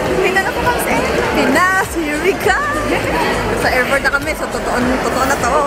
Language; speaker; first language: Filipino; native; Filipino